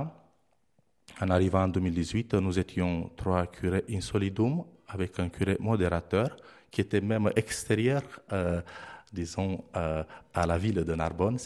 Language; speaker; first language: French; non-native, fluent; Romanian